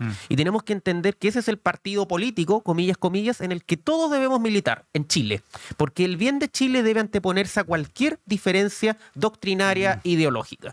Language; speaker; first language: Spanish; native; Spanish